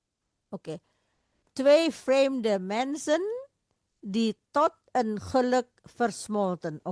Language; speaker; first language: Dutch; non-native, fluent; Indonesian